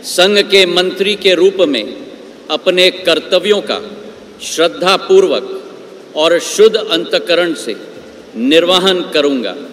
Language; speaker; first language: Hindi; native; Hindi